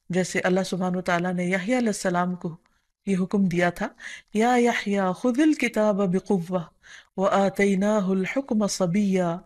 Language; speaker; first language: Urdu; native; Urdu